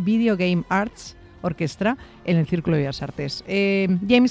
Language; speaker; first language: Spanish; native; Spanish